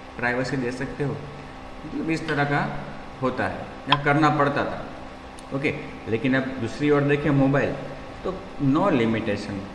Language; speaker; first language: Hindi; non-native, local second language; Gujarati